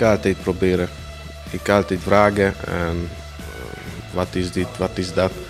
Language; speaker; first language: Dutch; non-native, learner; Hungarian